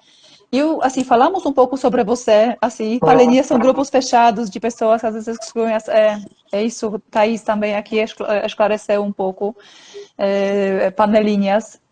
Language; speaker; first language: Portuguese; non-native, fluent; Polish